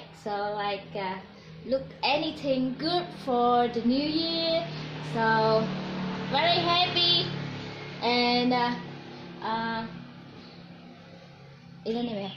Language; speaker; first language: English; non-native, learner; Vietnamese